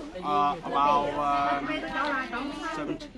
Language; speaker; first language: English; non-native, learner; Vietnamese